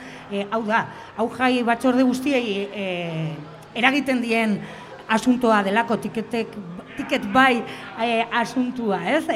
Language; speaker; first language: Basque; native; Basque